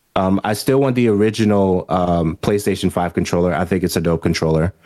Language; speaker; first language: English; early bilingual, other home language; Haitian Creole